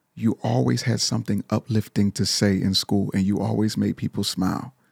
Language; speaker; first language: English; native; English